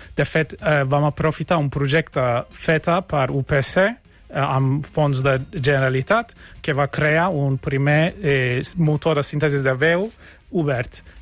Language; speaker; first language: Catalan; non-native, fluent; Turkish